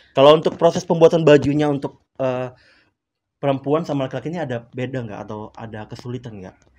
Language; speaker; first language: Indonesian; native; Indonesian